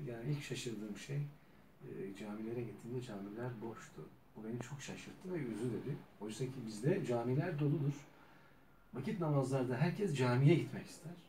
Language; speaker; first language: Turkish; native; Turkish